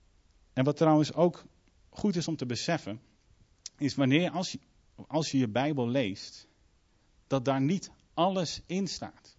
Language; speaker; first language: Dutch; native; Dutch